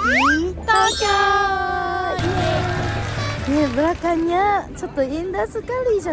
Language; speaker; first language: Indonesian; non-native, learner; Japanese